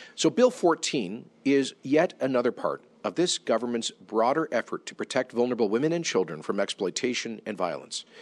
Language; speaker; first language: English; native; English